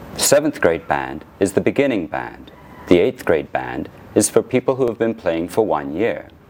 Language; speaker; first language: English; native; English